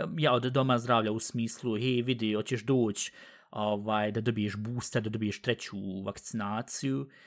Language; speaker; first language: Bosnian; early bilingual, heritage; Bosnian